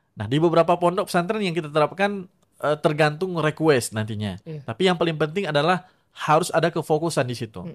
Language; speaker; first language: Indonesian; non-native, local second language; Achinese